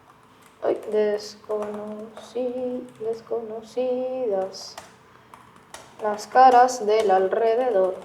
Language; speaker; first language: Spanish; non-native, fluent; Russian